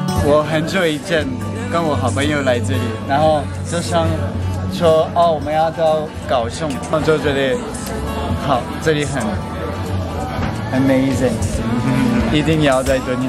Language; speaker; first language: Chinese; non-native, learner; French